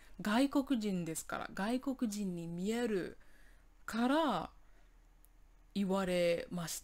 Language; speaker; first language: Japanese; non-native, fluent; English